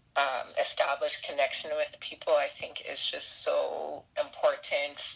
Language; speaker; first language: English; native; English